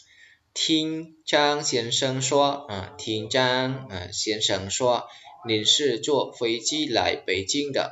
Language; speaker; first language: Chinese; non-native, fluent; Khmer